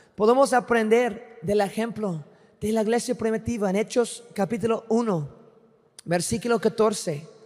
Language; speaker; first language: Spanish; non-native, fluent; English